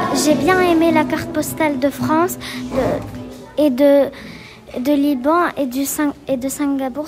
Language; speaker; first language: French; non-native, learner; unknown